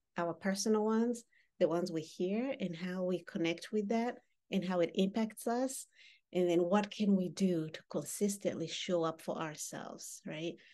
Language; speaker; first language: English; non-native, local second language; Kinyarwanda